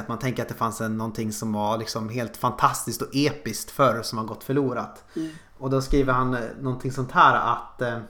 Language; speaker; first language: Swedish; native; Swedish